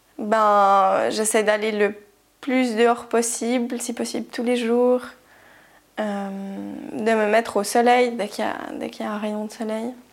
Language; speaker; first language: French; native; French